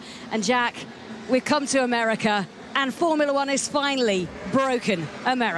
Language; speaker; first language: English; native; English